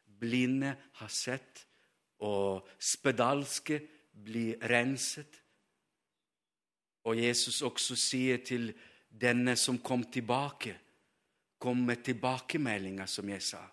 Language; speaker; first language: Norwegian; non-native, fluent; Ukrainian